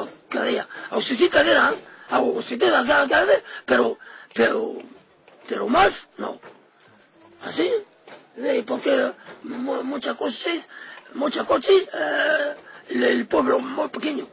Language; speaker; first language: Spanish; non-native, learner; Riffian